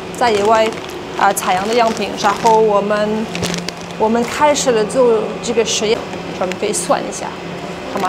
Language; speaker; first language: Chinese; non-native, fluent; French